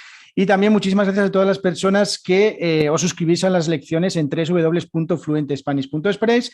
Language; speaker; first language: Spanish; native; Spanish